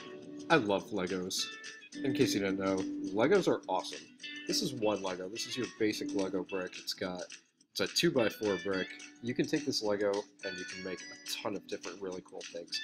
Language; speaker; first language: English; native; English